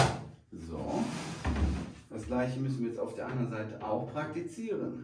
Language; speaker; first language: German; native; German